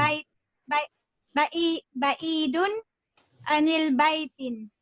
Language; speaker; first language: Arabic; non-native, learner; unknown